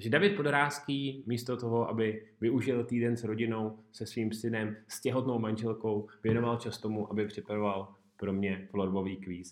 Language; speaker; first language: Czech; native; Czech